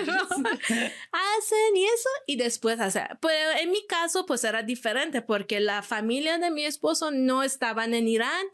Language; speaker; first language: Spanish; non-native, fluent; Persian